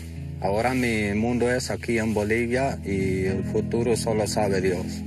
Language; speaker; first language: Spanish; non-native, local second language; Plautdietsch